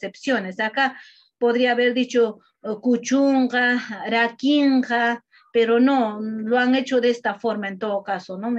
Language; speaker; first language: Spanish; non-native, local second language; Quechua